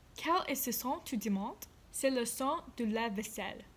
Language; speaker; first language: French; non-native, learner; English